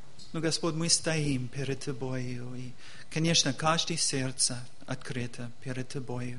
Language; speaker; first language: Russian; non-native, learner; English